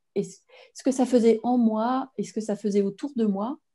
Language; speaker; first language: French; native; French